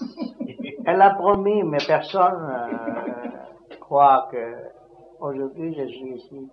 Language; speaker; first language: French; non-native, learner; Vietnamese